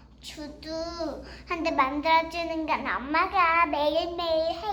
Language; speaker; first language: Korean; early bilingual, heritage; Korean